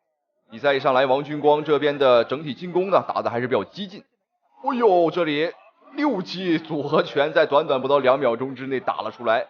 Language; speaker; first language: Chinese; native; Chinese